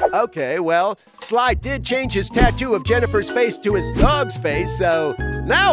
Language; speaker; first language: English; native; English